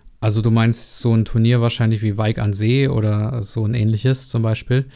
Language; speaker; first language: German; non-native, learner; Czech